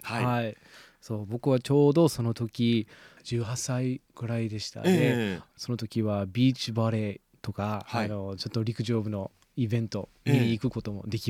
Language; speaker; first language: Japanese; non-native, fluent; English